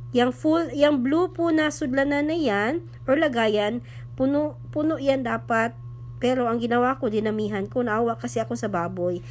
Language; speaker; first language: Filipino; non-native, local second language; Cebuano